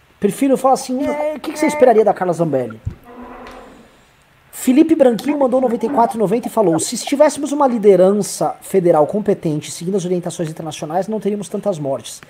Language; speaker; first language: Portuguese; native; Portuguese